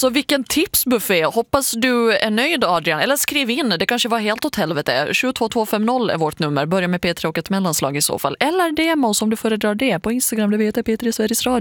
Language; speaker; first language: Swedish; native; Swedish